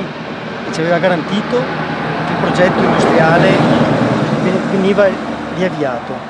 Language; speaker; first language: Italian; native; Italian